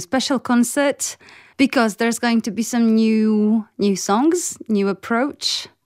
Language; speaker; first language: English; non-native, fluent; Polish